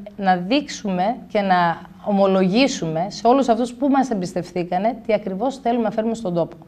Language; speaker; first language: Greek; native; Greek